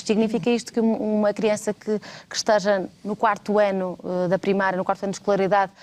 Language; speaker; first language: Portuguese; native; Portuguese